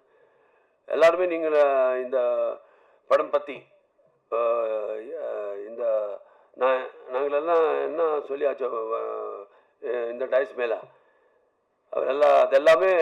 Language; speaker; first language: Tamil; non-native, learner; Telugu